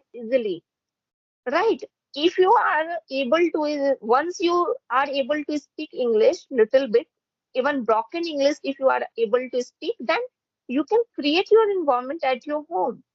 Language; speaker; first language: English; non-native, fluent; Hindi